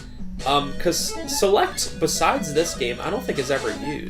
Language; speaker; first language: English; native; English